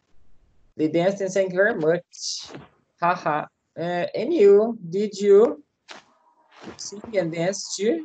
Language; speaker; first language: English; non-native, learner; Portuguese